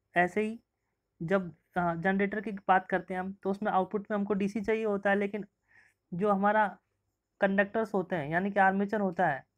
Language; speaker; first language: Hindi; native; Hindi